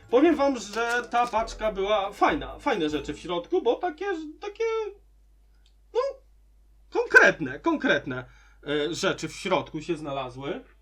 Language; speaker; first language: Polish; native; Polish